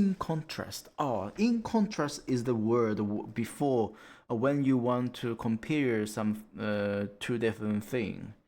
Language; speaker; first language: English; non-native, learner; Japanese